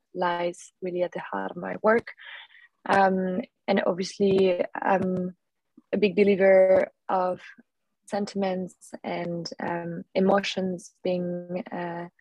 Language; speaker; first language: English; non-native, fluent; French